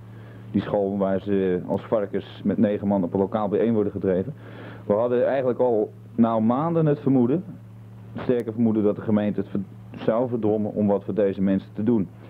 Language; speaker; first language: Dutch; native; Dutch